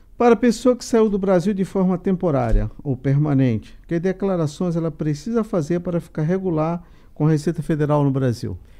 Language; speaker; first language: Portuguese; native; Portuguese